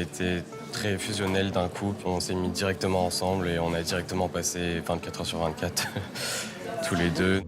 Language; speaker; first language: French; native; French